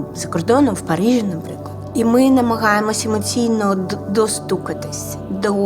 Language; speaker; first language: Ukrainian; non-native, local second language; Russian